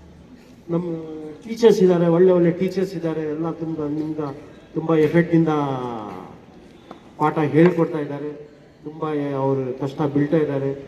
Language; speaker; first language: Kannada; non-native, local second language; Urdu